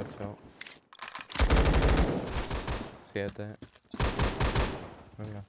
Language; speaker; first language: Spanish; native; Spanish